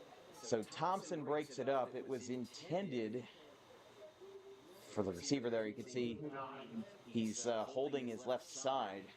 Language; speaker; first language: English; native; English